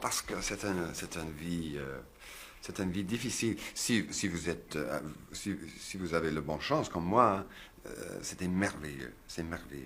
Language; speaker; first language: French; non-native, learner; English